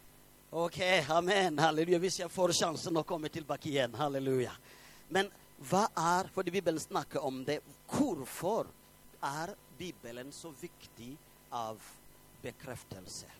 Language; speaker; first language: Swedish; non-native, fluent; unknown